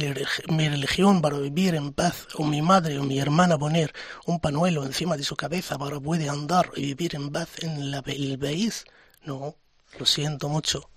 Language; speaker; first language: Spanish; non-native, fluent; Arabic